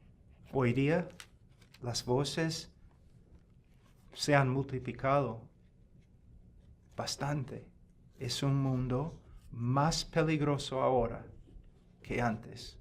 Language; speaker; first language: Spanish; non-native, fluent; English